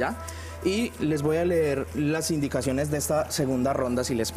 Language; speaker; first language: Spanish; native; Spanish